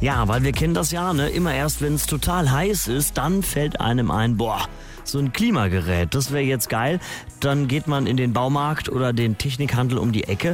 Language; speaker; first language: German; native; German